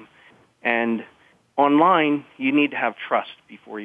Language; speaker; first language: English; native; English